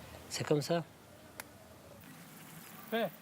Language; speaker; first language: French; non-native, fluent; Albanian